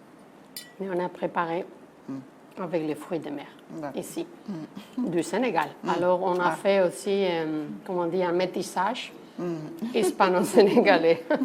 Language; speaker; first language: French; non-native, fluent; Spanish